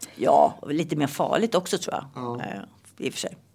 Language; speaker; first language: Swedish; native; Swedish